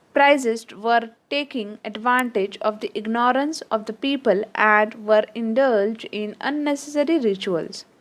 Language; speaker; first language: English; non-native, local second language; Marathi